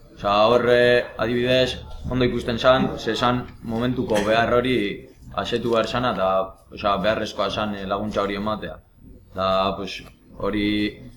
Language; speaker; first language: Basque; native; Basque